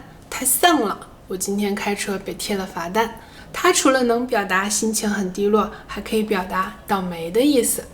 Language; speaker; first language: Chinese; native; Chinese